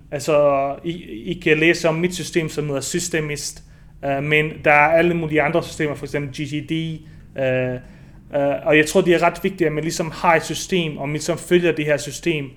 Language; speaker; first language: Danish; early bilingual, other home language; Bosnian